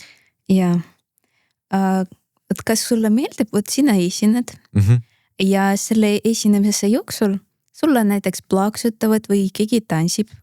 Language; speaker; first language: Estonian; non-native, local second language; Russian